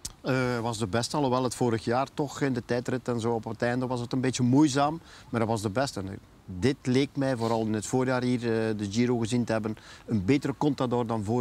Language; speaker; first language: Dutch; native; Dutch